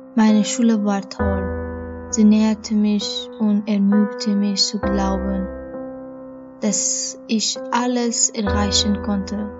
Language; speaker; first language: German; non-native, fluent; Persian